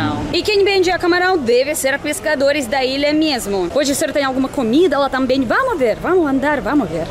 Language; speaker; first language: Portuguese; non-native, fluent; Russian